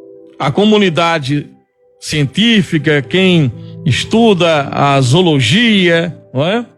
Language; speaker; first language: Portuguese; native; Portuguese